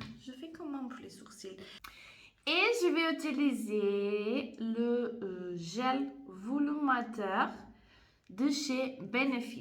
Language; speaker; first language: French; non-native, fluent; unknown